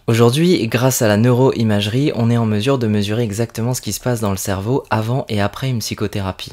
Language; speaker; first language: French; native; French